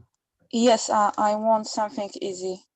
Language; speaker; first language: English; non-native, learner; Polish